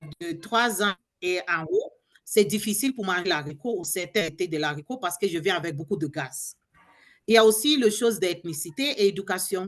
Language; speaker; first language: French; non-native, learner; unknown